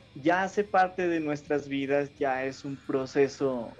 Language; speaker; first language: Spanish; native; Spanish